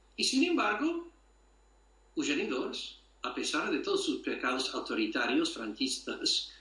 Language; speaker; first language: Spanish; non-native, fluent; English